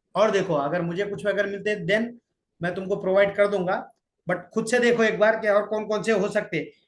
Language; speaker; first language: Hindi; non-native, local second language; Marathi